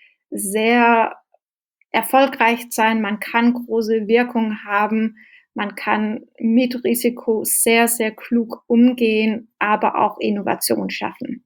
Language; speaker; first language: German; non-native, fluent; Danish